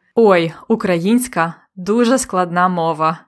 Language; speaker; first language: Ukrainian; native; Ukrainian